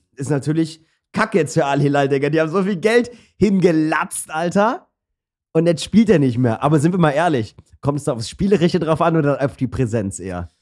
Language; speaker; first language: German; early bilingual, other home language; Turkish